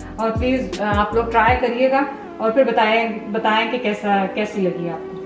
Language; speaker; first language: Urdu; native; Urdu